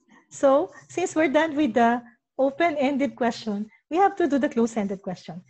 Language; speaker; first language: English; non-native, local second language; Filipino